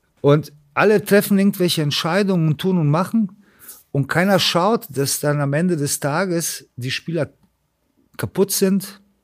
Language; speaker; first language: German; early bilingual, other home language; Serbian